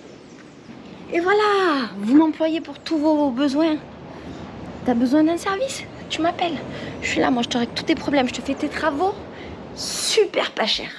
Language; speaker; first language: French; native; French